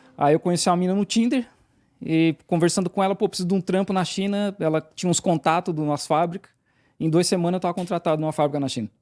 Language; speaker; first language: Portuguese; native; Portuguese